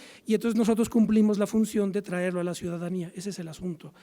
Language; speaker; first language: Spanish; native; Spanish